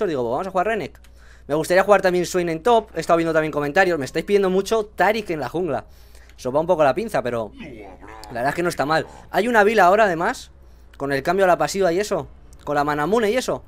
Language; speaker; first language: Spanish; native; Spanish